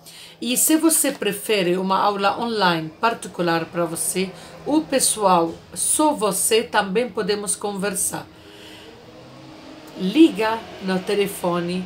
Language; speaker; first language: Portuguese; non-native, fluent; Arabic